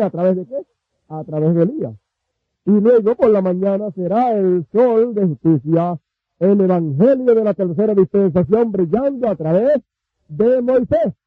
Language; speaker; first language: Spanish; native; Spanish